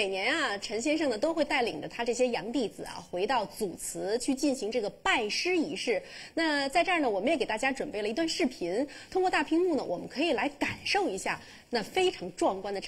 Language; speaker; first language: Chinese; native; Chinese